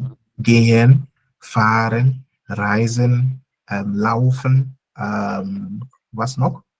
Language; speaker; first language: German; non-native, fluent; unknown